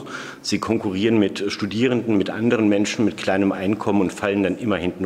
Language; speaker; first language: German; native; German